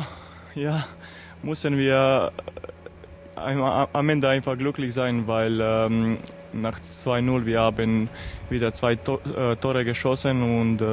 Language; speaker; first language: German; non-native, learner; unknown